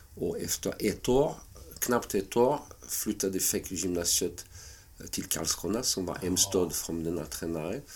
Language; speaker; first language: Swedish; non-native, fluent; French